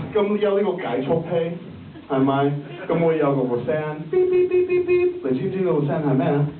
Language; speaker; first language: Cantonese; non-native, learner; English